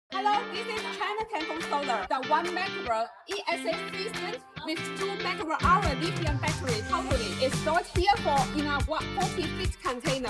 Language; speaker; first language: English; non-native, learner; Chinese